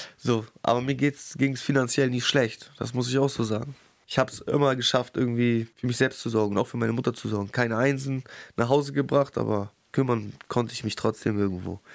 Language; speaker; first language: German; early bilingual, other home language; Russian